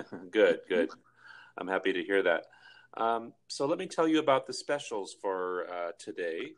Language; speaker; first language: English; native; English